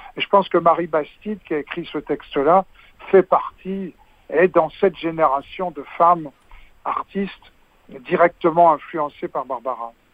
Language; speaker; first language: French; native; French